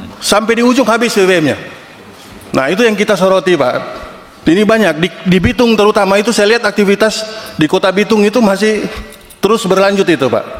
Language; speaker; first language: Indonesian; native; Indonesian